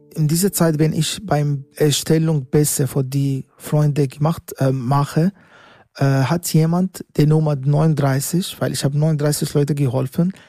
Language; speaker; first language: German; non-native, learner; Arabic